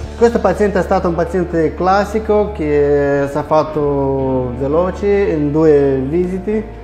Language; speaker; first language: Italian; non-native, learner; Romanian